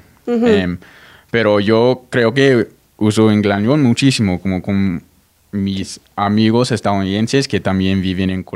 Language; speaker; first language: Spanish; non-native, fluent; English